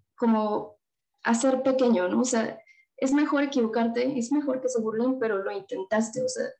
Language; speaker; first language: Spanish; native; Spanish